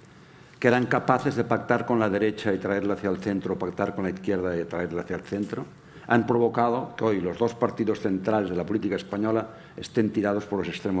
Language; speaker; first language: Spanish; native; Spanish